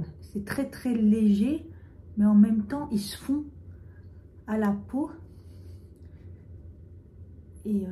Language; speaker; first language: French; native; French